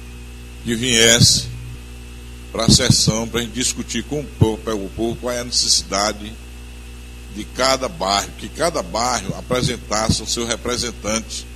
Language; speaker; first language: Portuguese; native; Portuguese